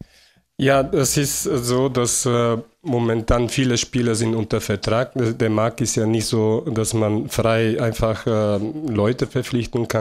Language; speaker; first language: German; non-native, fluent; Bulgarian